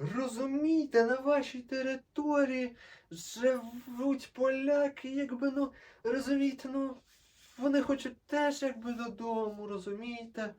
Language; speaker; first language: Ukrainian; native; Ukrainian